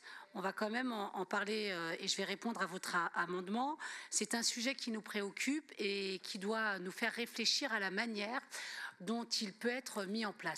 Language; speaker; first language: French; native; French